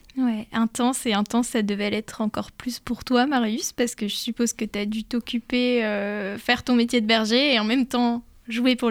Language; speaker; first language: French; native; French